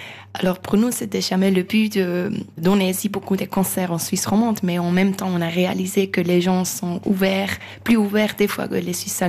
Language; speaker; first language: French; non-native, local second language; Swiss German